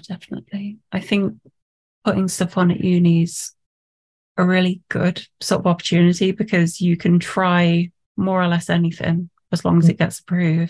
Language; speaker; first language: English; native; English